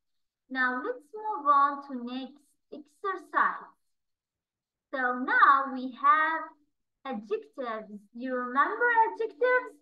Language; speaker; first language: English; non-native, fluent; Arabic